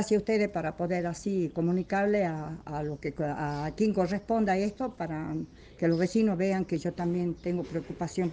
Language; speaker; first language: Spanish; native; Spanish